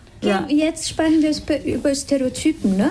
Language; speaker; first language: German; non-native, fluent; Spanish